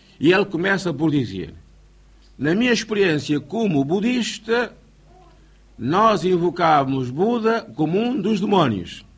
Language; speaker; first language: Portuguese; native; Portuguese